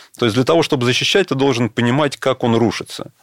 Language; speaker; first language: Russian; native; Russian